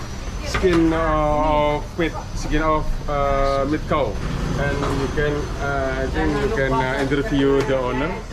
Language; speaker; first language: English; non-native, learner; Indonesian